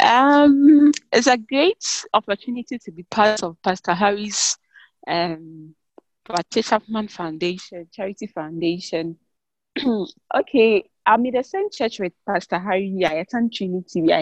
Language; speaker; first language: English; non-native, local second language; Akan